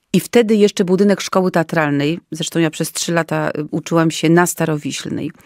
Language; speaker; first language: Polish; native; Polish